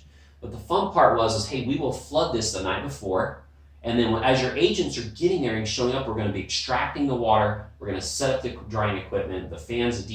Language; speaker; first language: English; native; English